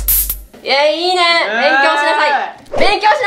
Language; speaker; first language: Japanese; native; Japanese